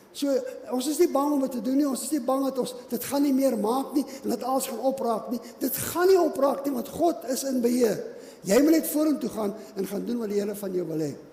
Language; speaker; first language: Afrikaans; non-native, local second language; English